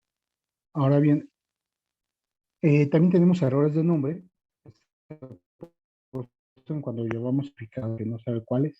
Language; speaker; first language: Spanish; native; Spanish